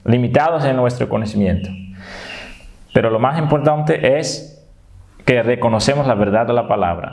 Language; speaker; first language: Spanish; non-native, fluent; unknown